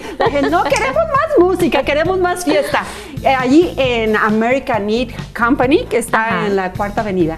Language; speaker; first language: Spanish; native; Spanish